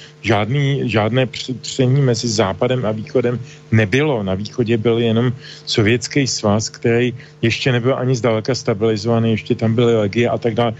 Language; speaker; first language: Czech; native; Czech